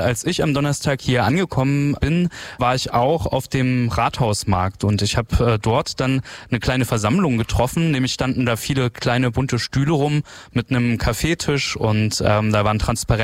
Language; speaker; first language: German; native; German